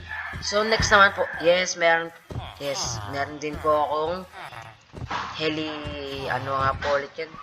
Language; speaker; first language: Filipino; native; Filipino